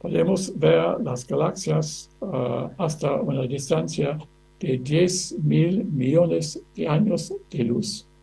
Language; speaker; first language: Spanish; non-native, fluent; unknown